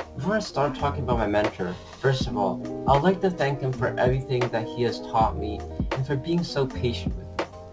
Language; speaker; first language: English; native; English